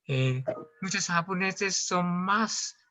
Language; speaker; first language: Spanish; non-native, learner; Japanese